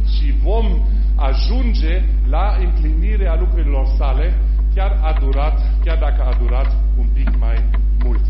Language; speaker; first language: Romanian; non-native, fluent; German